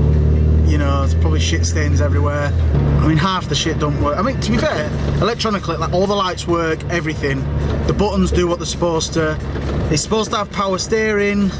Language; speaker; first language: English; native; English